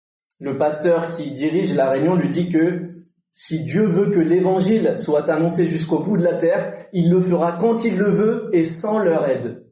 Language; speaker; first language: French; native; French